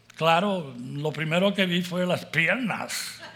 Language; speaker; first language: Spanish; native; Spanish